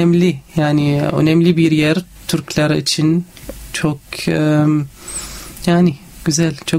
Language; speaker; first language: Turkish; non-native, learner; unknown